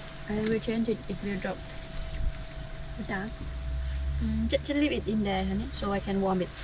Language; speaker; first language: English; non-native, learner; Thai